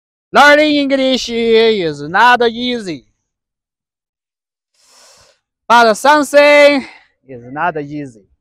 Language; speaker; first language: English; non-native, learner; Chinese